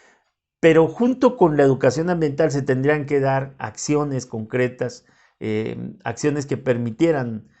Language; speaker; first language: Spanish; native; Spanish